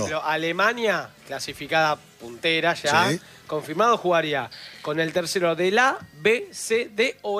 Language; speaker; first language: Spanish; native; Spanish